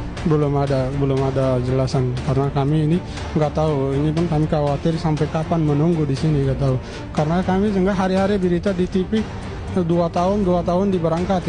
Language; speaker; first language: Indonesian; non-native, fluent; Rohingya